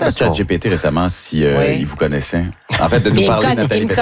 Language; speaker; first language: French; native; French